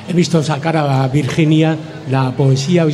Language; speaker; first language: Spanish; native; Spanish